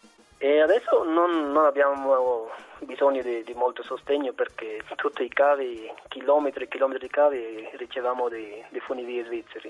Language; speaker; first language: Italian; non-native, fluent; German